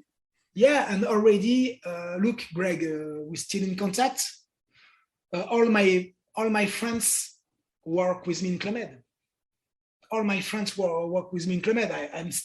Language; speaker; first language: English; non-native, learner; French